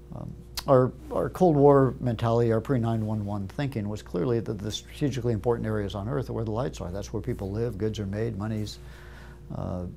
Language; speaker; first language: English; native; English